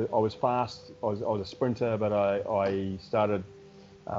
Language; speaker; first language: English; native; English